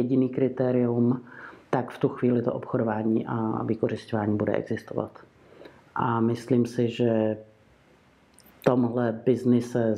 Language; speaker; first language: Czech; native; Czech